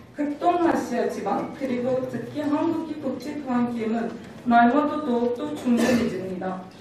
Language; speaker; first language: Korean; non-native, learner; Turkish